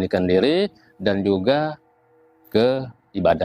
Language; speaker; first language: Indonesian; native; Indonesian